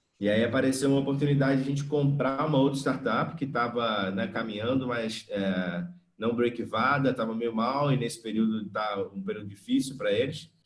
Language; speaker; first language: Portuguese; native; Portuguese